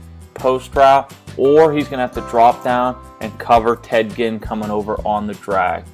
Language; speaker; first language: English; native; English